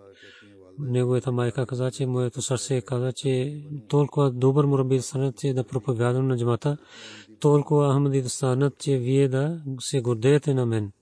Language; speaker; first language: Bulgarian; non-native, learner; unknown